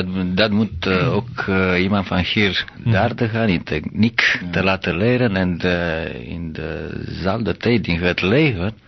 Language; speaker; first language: Dutch; non-native, learner; Romanian